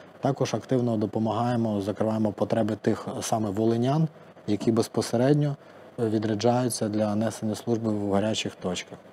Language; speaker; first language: Ukrainian; native; Ukrainian